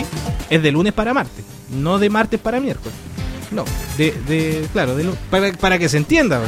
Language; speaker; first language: Spanish; native; Spanish